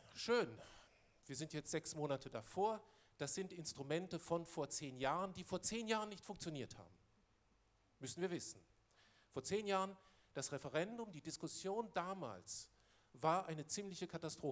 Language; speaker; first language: German; non-native, local second language; Luxembourgish